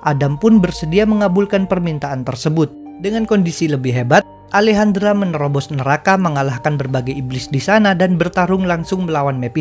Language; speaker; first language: Indonesian; native; Indonesian